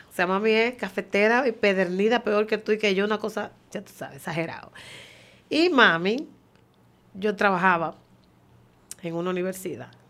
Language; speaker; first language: Spanish; native; Spanish